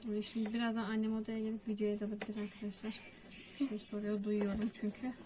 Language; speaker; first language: Turkish; native; Turkish